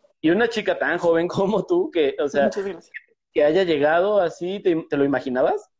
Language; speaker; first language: Spanish; native; Spanish